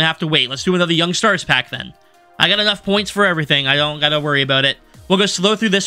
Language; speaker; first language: English; native; English